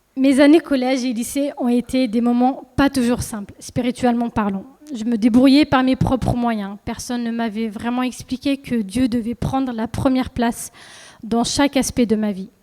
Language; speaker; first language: French; early bilingual, other home language; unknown